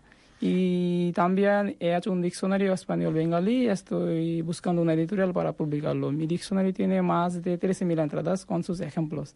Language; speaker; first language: Spanish; non-native, learner; Bangla